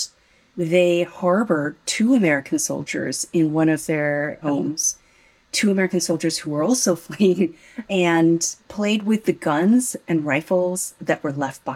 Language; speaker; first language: English; native; English